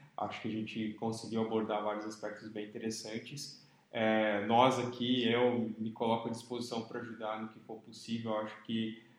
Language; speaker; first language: Portuguese; native; Portuguese